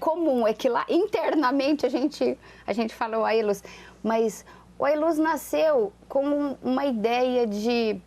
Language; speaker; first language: Portuguese; native; Portuguese